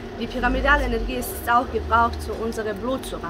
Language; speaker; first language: German; non-native, learner; Bosnian